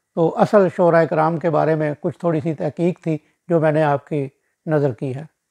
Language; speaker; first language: Urdu; non-native, local second language; Punjabi